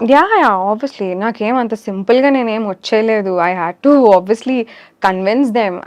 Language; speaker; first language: Telugu; native; Telugu